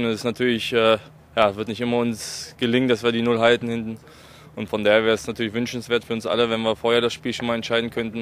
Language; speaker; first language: German; native; German